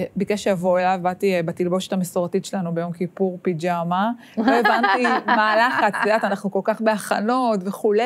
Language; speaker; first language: Hebrew; native; Hebrew